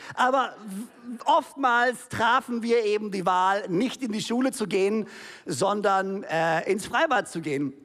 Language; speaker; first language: German; native; German